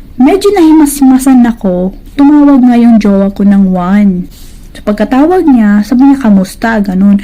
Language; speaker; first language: Filipino; native; Filipino